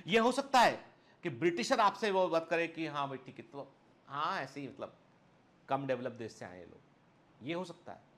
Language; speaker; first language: Hindi; native; Hindi